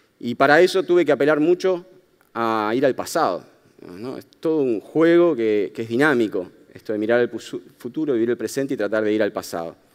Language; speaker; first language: Spanish; native; Spanish